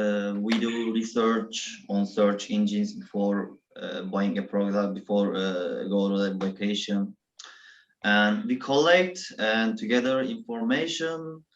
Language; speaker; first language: English; non-native, learner; Turkish